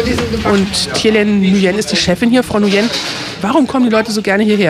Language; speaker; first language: German; native; German